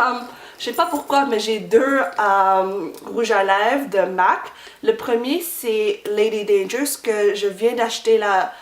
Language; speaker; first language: French; non-native, fluent; English